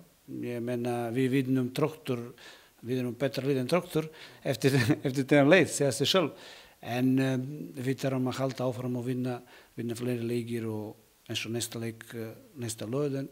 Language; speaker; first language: Icelandic; non-native, learner; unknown